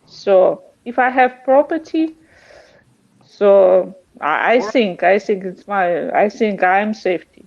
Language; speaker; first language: English; non-native, learner; Russian